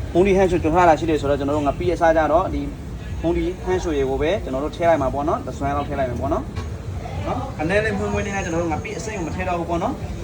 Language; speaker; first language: Burmese; native; Burmese